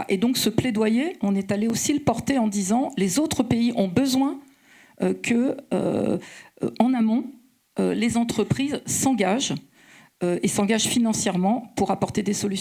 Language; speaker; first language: French; native; French